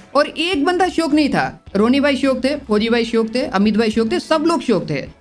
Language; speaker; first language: Hindi; non-native, local second language; Gujarati